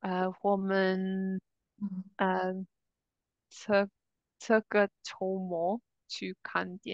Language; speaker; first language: Chinese; non-native, learner; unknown